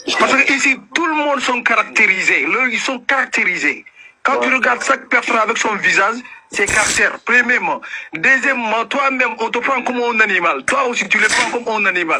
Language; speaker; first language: French; non-native, local second language; Wolof